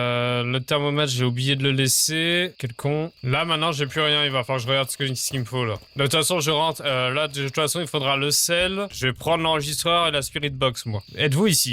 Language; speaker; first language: French; native; French